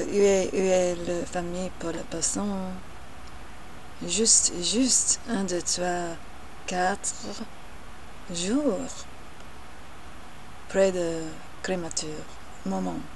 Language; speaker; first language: French; non-native, learner; English